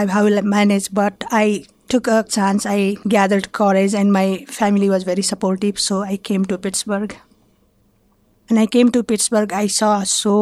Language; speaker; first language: English; non-native, fluent; Nepali